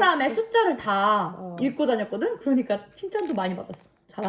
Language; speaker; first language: Korean; native; Korean